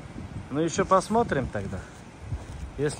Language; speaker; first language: Russian; non-native, local second language; Uzbek